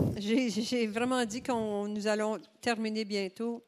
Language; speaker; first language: French; native; French